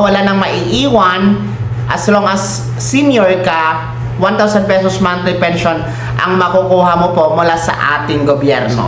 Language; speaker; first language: Filipino; native; Filipino